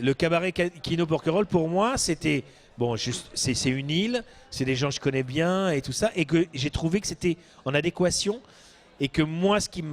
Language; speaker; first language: French; native; French